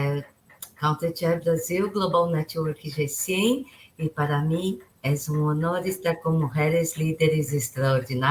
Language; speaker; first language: Spanish; non-native, local second language; Portuguese